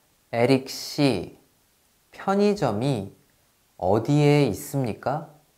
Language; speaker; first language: Korean; native; Korean